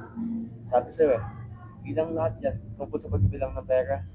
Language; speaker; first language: Filipino; native; Filipino